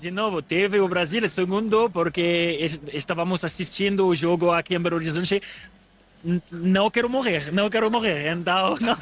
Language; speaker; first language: Portuguese; non-native, fluent; French